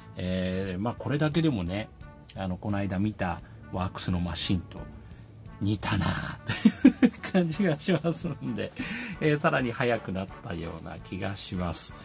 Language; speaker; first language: Japanese; native; Japanese